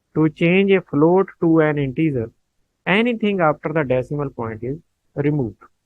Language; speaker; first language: English; non-native, local second language; Punjabi